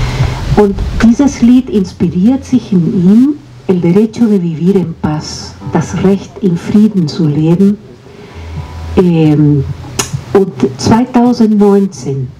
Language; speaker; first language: German; non-native, fluent; Spanish